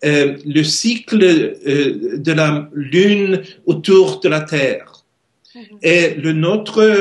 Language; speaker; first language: French; non-native, learner; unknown